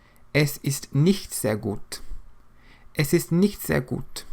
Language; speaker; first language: German; non-native, fluent; English